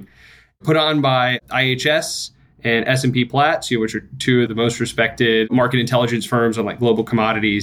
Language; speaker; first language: English; native; English